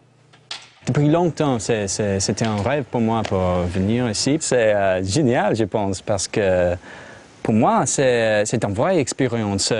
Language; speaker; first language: French; non-native, learner; English